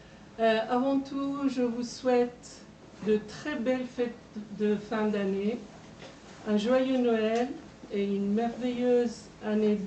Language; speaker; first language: French; non-native, fluent; Persian